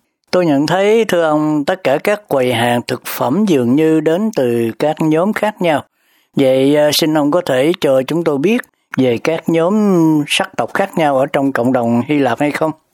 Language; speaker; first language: Vietnamese; native; Vietnamese